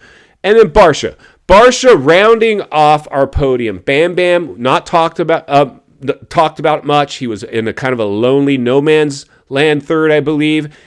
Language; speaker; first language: English; native; English